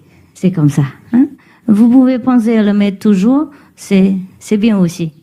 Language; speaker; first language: French; non-native, fluent; Vietnamese